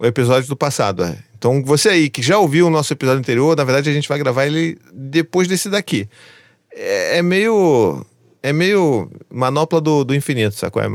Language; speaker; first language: Portuguese; native; Portuguese